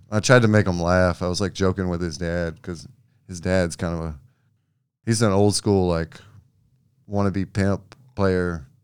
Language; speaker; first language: English; native; English